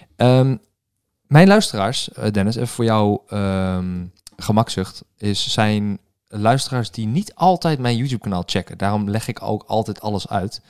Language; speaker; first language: Dutch; native; Dutch